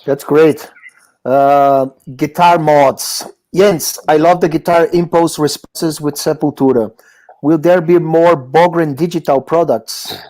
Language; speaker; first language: English; non-native, fluent; Portuguese